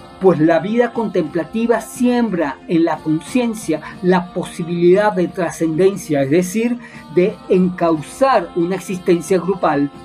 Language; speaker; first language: Spanish; native; Spanish